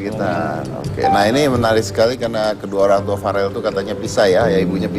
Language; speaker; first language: Indonesian; native; Indonesian